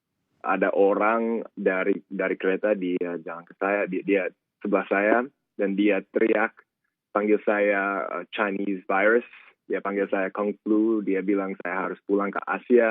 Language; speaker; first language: Indonesian; early bilingual, heritage; Indonesian